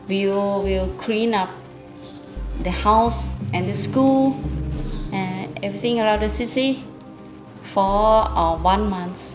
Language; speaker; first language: English; non-native, learner; Thai